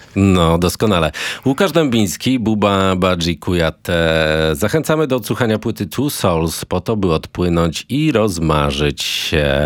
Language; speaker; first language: Polish; native; Polish